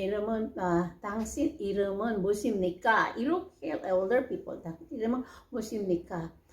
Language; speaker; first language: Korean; non-native, learner; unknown